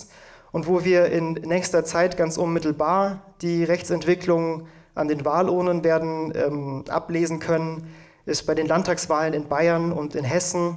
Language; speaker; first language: German; native; German